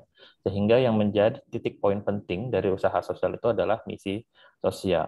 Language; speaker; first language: Indonesian; native; Indonesian